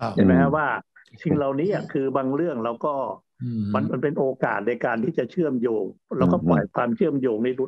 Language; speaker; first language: Thai; native; Thai